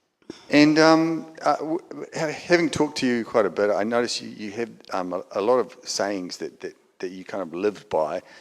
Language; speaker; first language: English; native; English